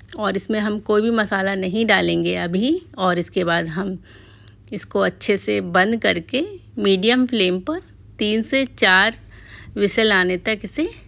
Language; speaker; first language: Hindi; native; Hindi